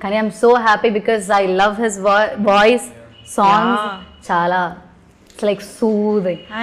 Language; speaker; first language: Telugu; non-native, learner; Malayalam